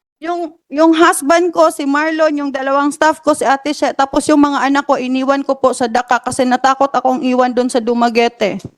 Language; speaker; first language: Filipino; non-native, local second language; Cebuano